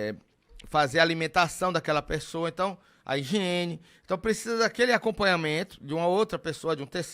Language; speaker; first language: Portuguese; native; Portuguese